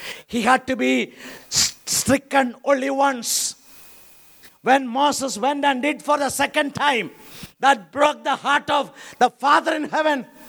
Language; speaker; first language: English; non-native, local second language; Malayalam